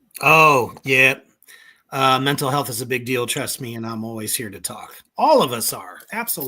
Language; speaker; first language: English; native; English